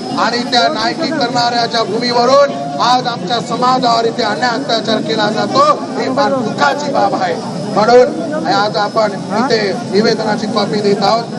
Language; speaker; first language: Marathi; non-native, local second language; Lambadi